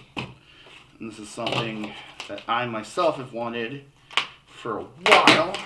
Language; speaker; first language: English; native; English